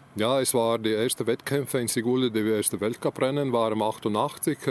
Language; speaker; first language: German; non-native, learner; Latvian